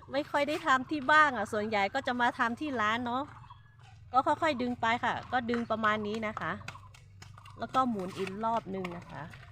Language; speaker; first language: Thai; non-native, local second language; Hmong